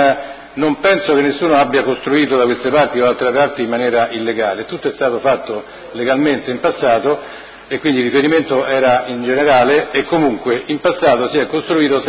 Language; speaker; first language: Italian; native; Italian